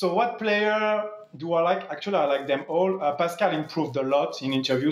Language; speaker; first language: English; non-native, fluent; French